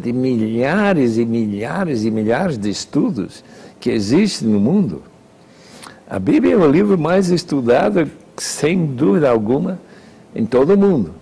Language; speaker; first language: Portuguese; non-native, fluent; English